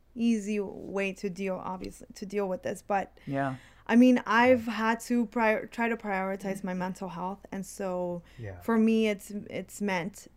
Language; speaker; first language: English; early bilingual, other home language; Spanish